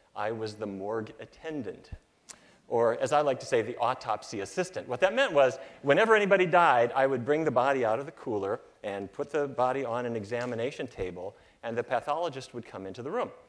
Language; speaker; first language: English; native; English